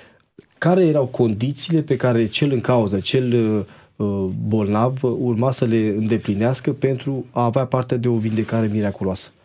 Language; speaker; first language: Romanian; native; Romanian